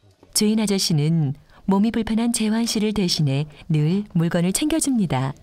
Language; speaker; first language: Korean; native; Korean